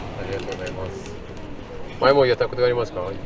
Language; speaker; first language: Japanese; non-native, learner; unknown